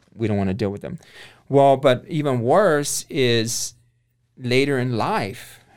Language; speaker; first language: English; native; English